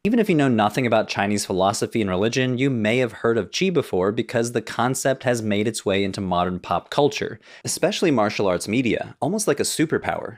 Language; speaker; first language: English; native; English